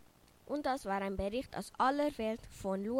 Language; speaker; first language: German; early bilingual, other home language; Portuguese